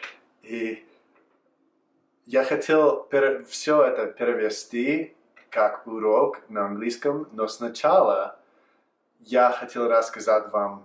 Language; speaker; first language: Russian; non-native, fluent; English